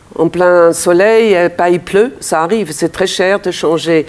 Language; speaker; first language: French; non-native, fluent; German